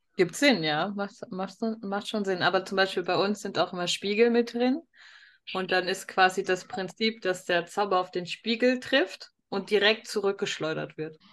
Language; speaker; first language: German; native; German